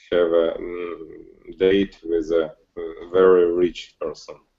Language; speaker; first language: English; non-native, learner; Russian